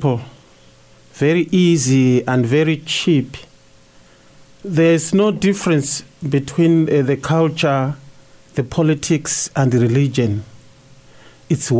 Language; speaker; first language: English; non-native, local second language; Shona